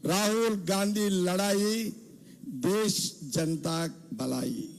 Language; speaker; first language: Hindi; non-native, local second language; Telugu